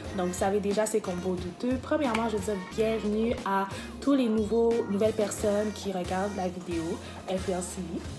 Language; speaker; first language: French; native; French